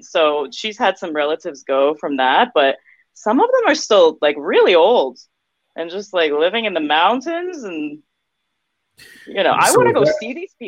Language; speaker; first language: English; early bilingual, other home language; Russian